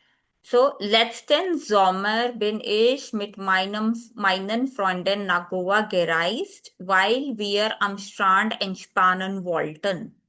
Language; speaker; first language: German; non-native, learner; Hindi